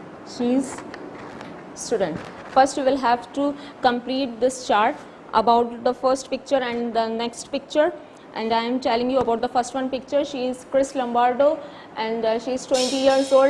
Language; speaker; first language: English; non-native, local second language; Urdu